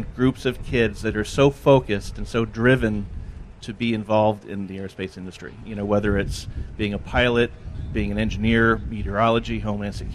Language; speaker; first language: English; native; English